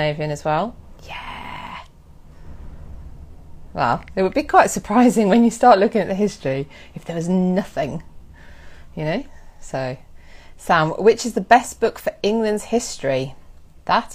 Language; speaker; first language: English; native; English